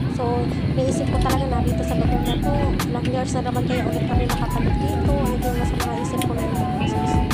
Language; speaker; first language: Filipino; non-native, local second language; Cebuano